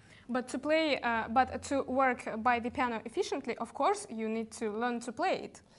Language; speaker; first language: English; non-native, fluent; Russian